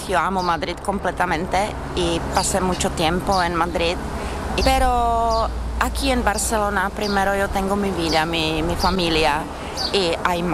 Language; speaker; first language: Spanish; non-native, learner; Czech